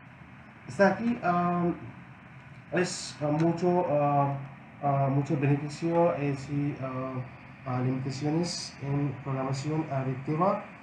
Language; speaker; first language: Spanish; non-native, learner; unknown